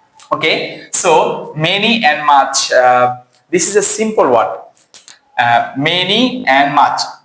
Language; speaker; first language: English; non-native, local second language; Bangla